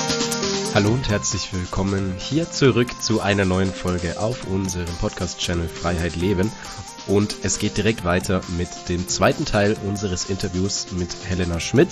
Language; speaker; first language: German; native; German